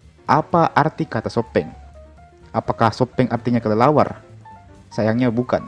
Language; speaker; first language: Indonesian; native; Indonesian